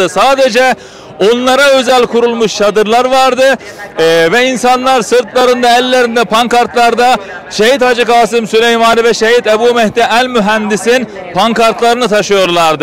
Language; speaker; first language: Turkish; native; Turkish